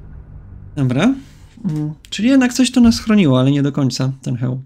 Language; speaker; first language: Polish; native; Polish